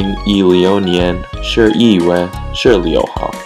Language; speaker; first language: Chinese; non-native, learner; English